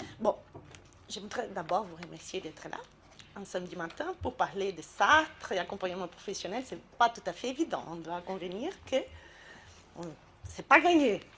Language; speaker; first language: French; non-native, fluent; Portuguese